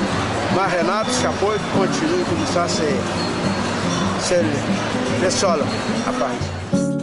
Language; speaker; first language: French; non-native, learner; Portuguese